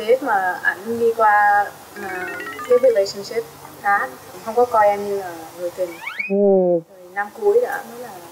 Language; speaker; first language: Vietnamese; early bilingual, heritage; Vietnamese